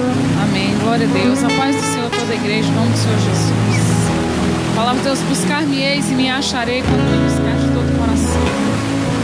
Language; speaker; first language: Portuguese; native; Portuguese